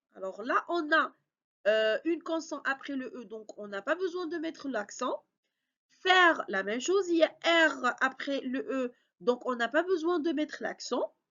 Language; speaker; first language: French; non-native, local second language; Arabic